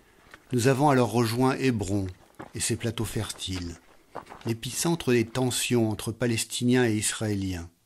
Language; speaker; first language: French; native; French